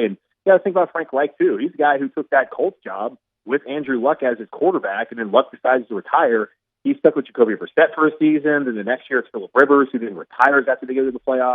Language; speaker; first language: English; native; English